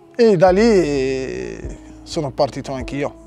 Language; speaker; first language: Italian; non-native, fluent; Arabic